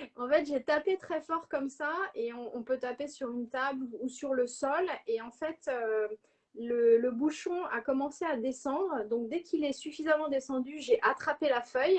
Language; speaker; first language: French; native; French